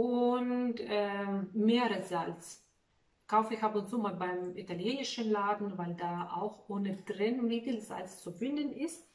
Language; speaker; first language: German; non-native, fluent; Russian